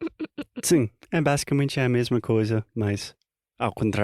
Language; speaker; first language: Portuguese; non-native, fluent; English